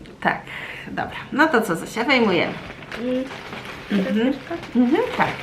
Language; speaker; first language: Polish; native; Polish